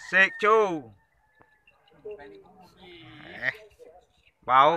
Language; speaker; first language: Indonesian; native; Indonesian